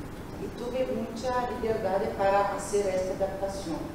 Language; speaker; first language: Spanish; non-native, learner; Portuguese